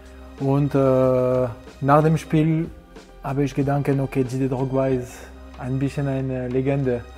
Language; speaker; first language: German; non-native, learner; French